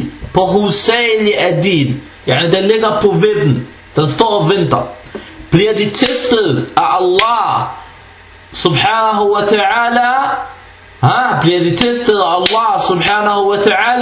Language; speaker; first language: Danish; early bilingual, other home language; Arabic